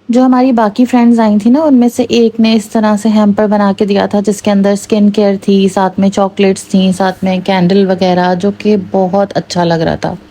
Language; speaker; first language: Urdu; native; Urdu